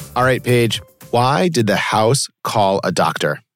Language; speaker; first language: English; native; English